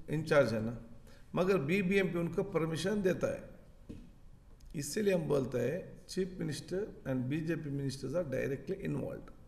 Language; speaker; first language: Hindi; non-native, local second language; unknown